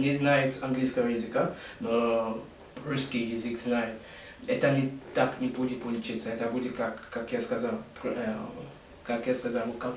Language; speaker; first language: Russian; non-native, learner; English